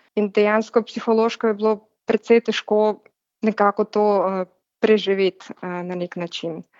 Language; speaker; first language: Slovenian; non-native, fluent; Belarusian